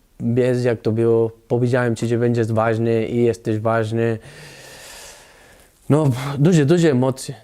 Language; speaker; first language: Polish; non-native, learner; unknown